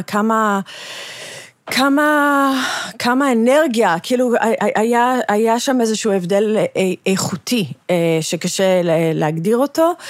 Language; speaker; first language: Hebrew; early bilingual, other home language; English